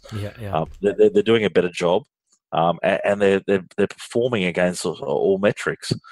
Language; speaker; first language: English; native; English